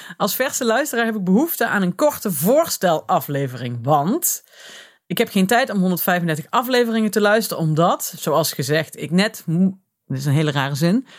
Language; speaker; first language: Dutch; native; Dutch